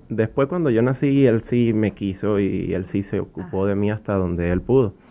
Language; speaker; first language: Spanish; native; Spanish